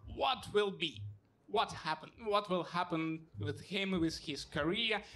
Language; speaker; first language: English; non-native, fluent; Russian